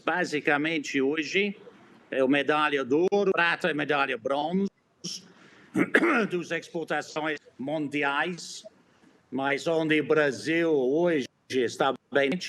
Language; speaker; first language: Portuguese; non-native, fluent; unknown